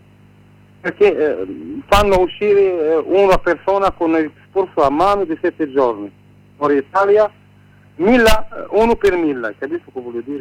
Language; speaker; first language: Italian; non-native, learner; Arabic